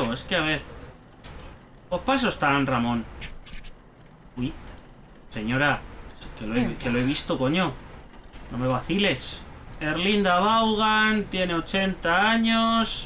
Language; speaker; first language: Spanish; native; Spanish